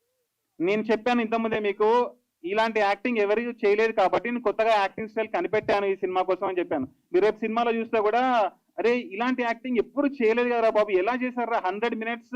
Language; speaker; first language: Telugu; native; Telugu